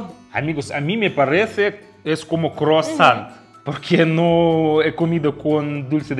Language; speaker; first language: Spanish; non-native, fluent; Russian